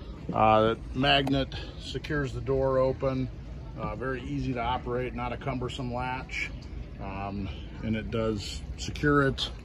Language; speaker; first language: English; native; English